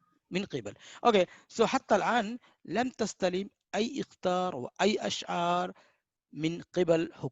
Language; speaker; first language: Arabic; non-native, fluent; Hindi